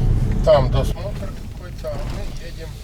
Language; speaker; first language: Russian; native; Russian